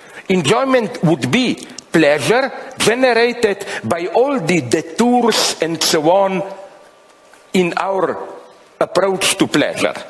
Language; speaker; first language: English; non-native, fluent; Slovenian